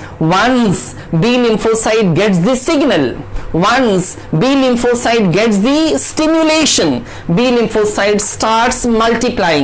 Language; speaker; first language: English; non-native, local second language; Hindi